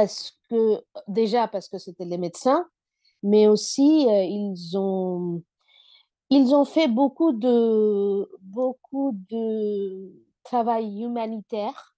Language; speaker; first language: French; non-native, fluent; Bangla